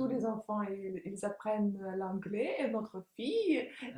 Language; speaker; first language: French; non-native, fluent; Russian